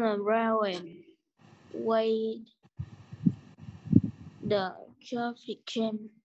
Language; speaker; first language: English; non-native, learner; Vietnamese